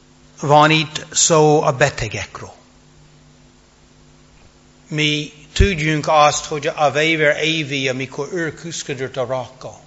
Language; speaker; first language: Hungarian; non-native, fluent; English